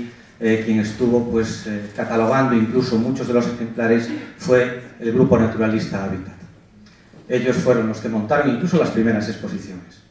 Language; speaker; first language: Spanish; native; Spanish